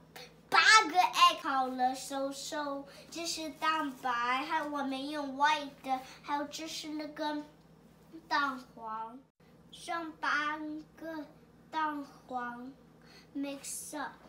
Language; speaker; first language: Chinese; early bilingual, heritage; Chinese